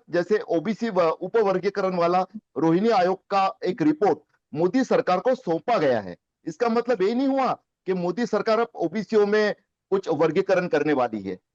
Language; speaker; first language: Hindi; non-native, local second language; Marathi